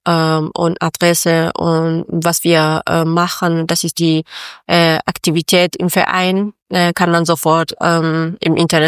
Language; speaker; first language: German; non-native, learner; Persian